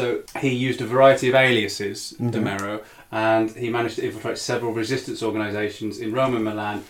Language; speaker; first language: English; native; English